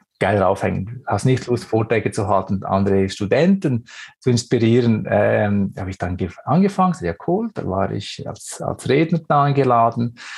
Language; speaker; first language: German; early bilingual, other home language; Greek